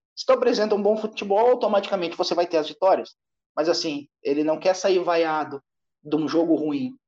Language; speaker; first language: Portuguese; native; Portuguese